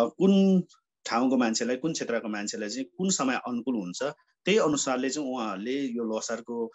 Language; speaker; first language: Nepali; non-native, local second language; Sherpa